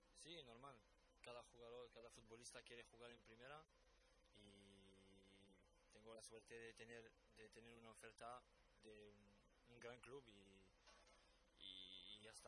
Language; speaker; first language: Spanish; non-native, fluent; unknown